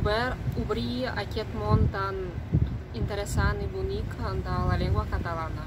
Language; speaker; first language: Catalan; non-native, fluent; Russian